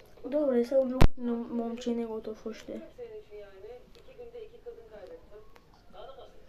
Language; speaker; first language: Bulgarian; early bilingual, heritage; Bulgarian